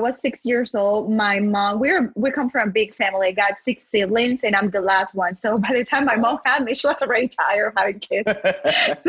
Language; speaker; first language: English; non-native, fluent; Spanish